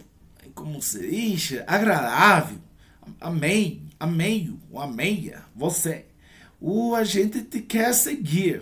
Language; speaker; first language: Portuguese; non-native, learner; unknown